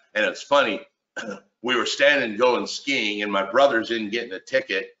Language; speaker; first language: English; native; English